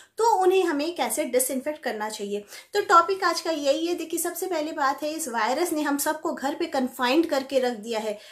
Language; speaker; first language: Hindi; native; Hindi